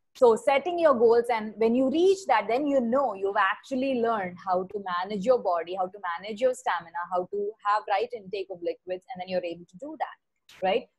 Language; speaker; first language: English; non-native, local second language; Tamil